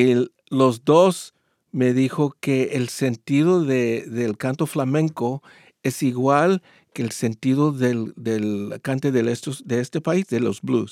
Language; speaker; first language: Spanish; early bilingual, heritage; Spanish